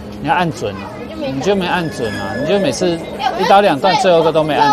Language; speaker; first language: Chinese; native; Chinese